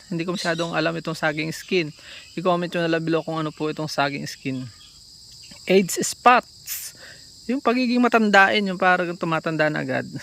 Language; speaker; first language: Filipino; native; Filipino